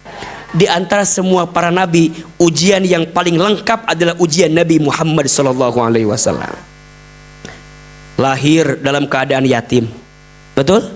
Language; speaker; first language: Indonesian; non-native, local second language; Sundanese